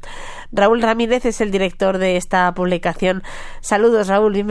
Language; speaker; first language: Spanish; native; Spanish